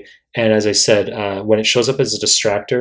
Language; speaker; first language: English; native; English